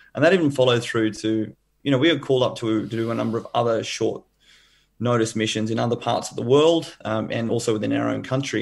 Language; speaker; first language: English; native; English